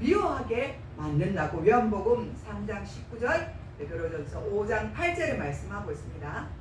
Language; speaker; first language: Korean; native; Korean